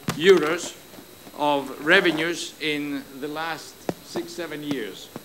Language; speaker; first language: English; non-native, fluent; Greek